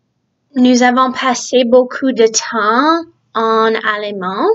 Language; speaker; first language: French; early bilingual, other home language; Czech